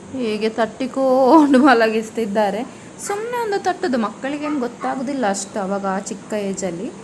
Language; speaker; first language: Kannada; non-native, local second language; Tulu